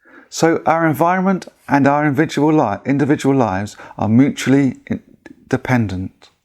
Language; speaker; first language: English; native; English